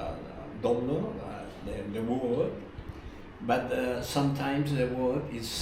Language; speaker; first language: English; non-native, learner; Spanish